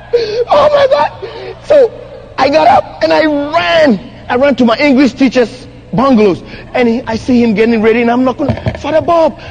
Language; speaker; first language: English; non-native, local second language; Akan